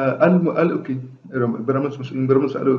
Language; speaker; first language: Arabic; native; Arabic